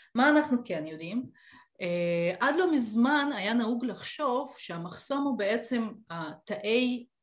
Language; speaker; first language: Hebrew; native; Hebrew